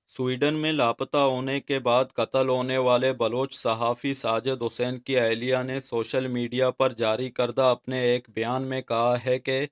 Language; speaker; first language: Urdu; non-native, local second language; Baluchi